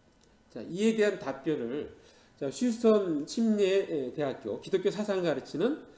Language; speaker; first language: Korean; native; Korean